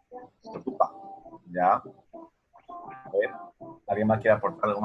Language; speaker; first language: Spanish; native; Spanish